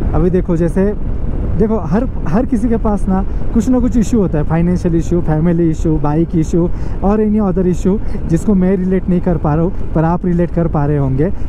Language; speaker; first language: Hindi; non-native, local second language; Marathi